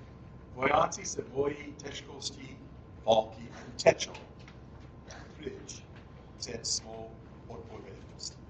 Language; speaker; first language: Czech; non-native, fluent; English